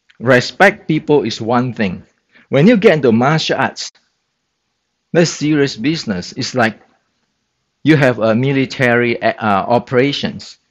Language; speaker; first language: English; non-native, fluent; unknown